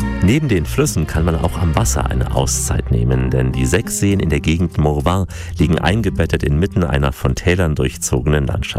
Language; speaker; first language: German; native; German